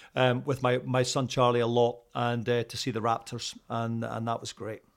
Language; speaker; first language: English; native; English